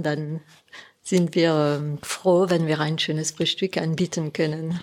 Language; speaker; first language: German; non-native, fluent; French